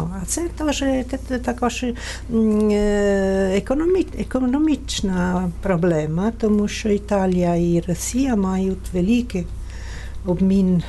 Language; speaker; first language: Ukrainian; non-native, fluent; Italian